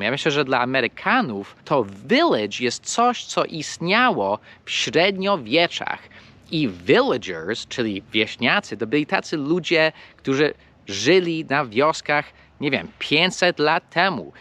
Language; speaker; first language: Polish; non-native, fluent; English